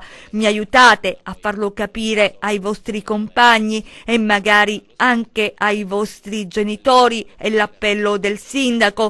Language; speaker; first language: Italian; native; Italian